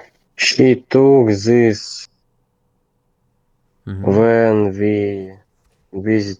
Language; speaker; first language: English; non-native, learner; Russian